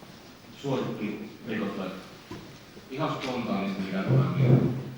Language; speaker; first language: Finnish; native; Finnish